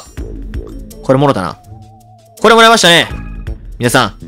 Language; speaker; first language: Japanese; native; Japanese